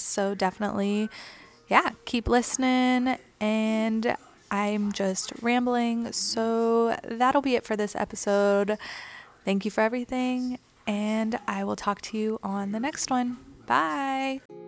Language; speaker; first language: English; early bilingual, other home language; Spanish